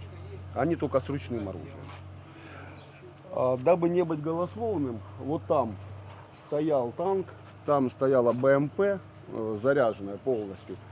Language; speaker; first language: Russian; native; Russian